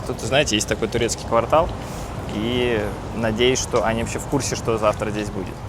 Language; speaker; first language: Russian; native; Russian